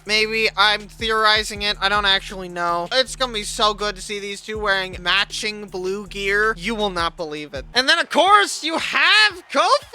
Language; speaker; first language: English; native; English